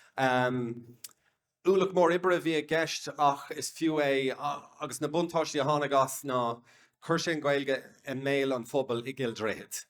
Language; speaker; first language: Irish; non-native, local second language; English